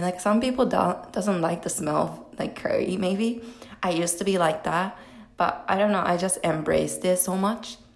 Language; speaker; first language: English; non-native, fluent; Japanese